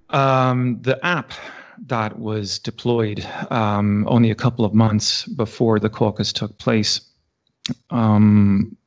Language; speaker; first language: English; native; English